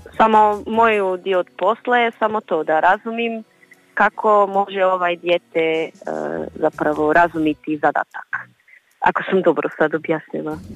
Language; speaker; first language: Croatian; non-native, learner; Portuguese